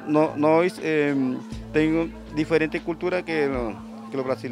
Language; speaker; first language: Portuguese; non-native, learner; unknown